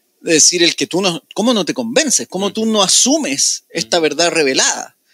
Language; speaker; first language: Spanish; native; Spanish